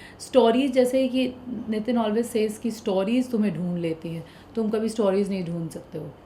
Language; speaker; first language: Hindi; non-native, local second language; Bhojpuri